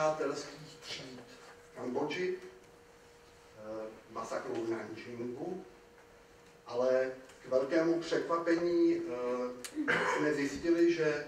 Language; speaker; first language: Czech; native; Czech